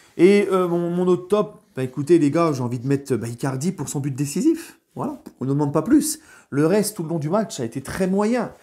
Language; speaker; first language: French; native; French